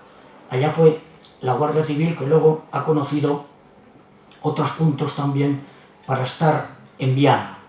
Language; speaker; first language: Spanish; native; Spanish